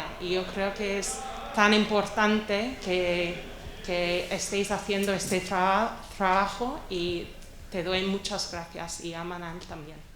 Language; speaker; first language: Spanish; non-native, fluent; English